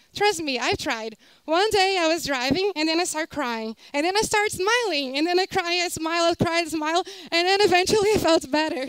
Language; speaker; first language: English; non-native, fluent; Portuguese